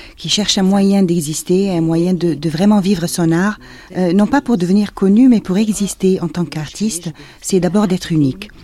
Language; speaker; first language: French; non-native, fluent; Arabic